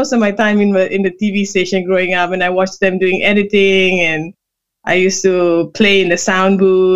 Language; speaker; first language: English; non-native, local second language; Malay